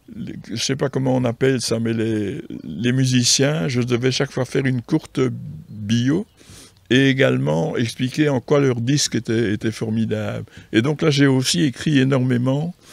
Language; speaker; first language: French; native; French